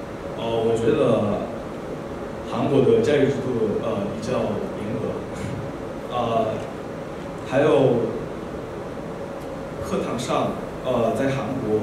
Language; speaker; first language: Chinese; non-native, fluent; Korean